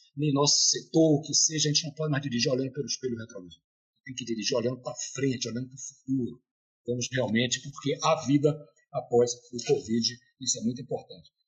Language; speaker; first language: Portuguese; native; Portuguese